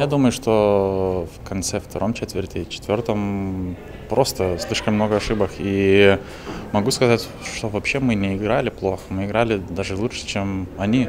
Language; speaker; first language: Russian; non-native, fluent; Lithuanian